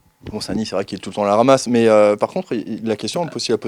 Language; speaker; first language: French; native; French